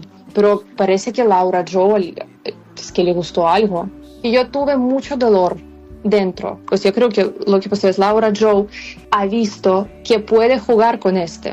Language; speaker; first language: Spanish; non-native, fluent; Ukrainian